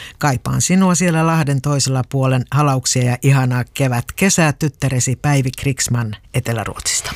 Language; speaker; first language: Finnish; native; Finnish